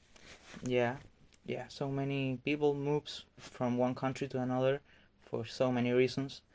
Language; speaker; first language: English; non-native, fluent; Spanish